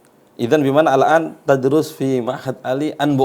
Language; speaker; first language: Arabic; non-native, fluent; Indonesian